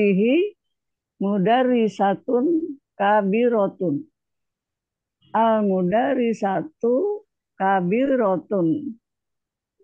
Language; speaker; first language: Arabic; non-native, learner; Indonesian